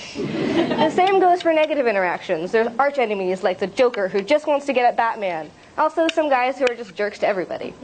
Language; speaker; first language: English; native; English